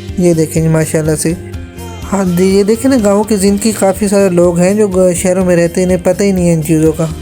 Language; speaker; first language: Urdu; non-native, local second language; Punjabi